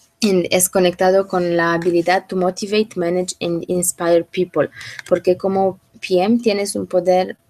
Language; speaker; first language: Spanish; non-native, learner; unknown